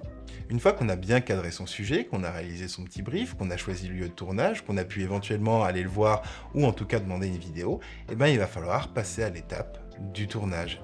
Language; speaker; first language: French; native; French